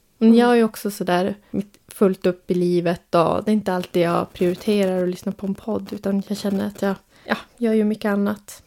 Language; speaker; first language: Swedish; native; Swedish